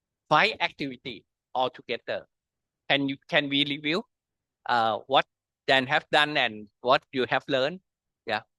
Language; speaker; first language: English; non-native, learner; Thai